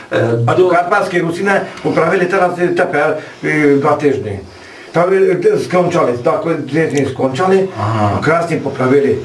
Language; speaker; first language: Ukrainian; early bilingual, heritage; Hungarian